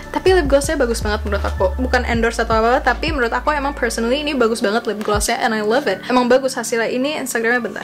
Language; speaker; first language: Indonesian; native; Indonesian